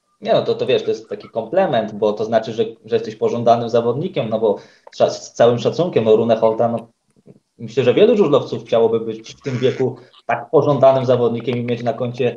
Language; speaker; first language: Polish; native; Polish